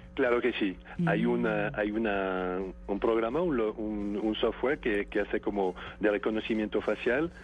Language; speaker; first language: Spanish; non-native, fluent; French